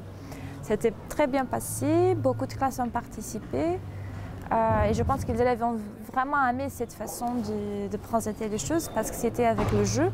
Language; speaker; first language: French; non-native, fluent; Portuguese